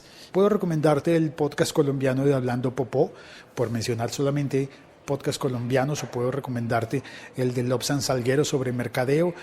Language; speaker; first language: Spanish; native; Spanish